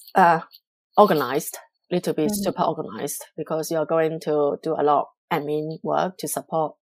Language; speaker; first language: English; non-native, local second language; Cantonese